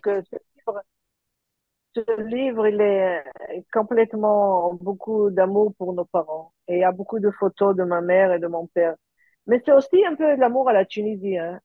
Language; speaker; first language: French; early bilingual, heritage; French